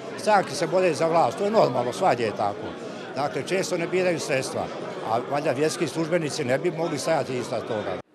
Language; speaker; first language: Bosnian; native; Bosnian